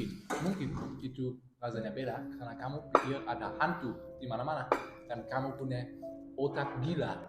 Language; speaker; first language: Indonesian; non-native, learner; German